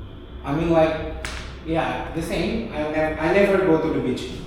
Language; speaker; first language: English; non-native, local second language; Indonesian